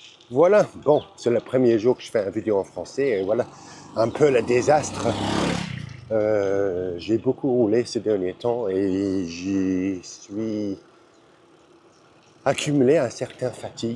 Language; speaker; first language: French; non-native, fluent; English